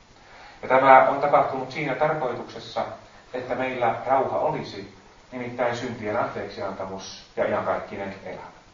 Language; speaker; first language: Finnish; native; Finnish